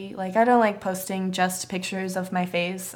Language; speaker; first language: English; native; English